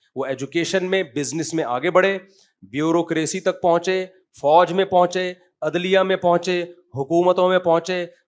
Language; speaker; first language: Urdu; native; Urdu